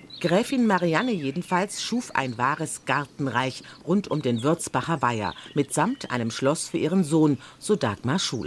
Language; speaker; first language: German; native; German